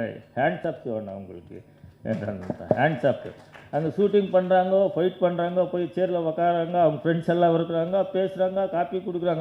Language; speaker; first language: Tamil; non-native, learner; Kannada